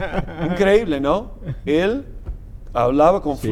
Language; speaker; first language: Spanish; non-native, fluent; English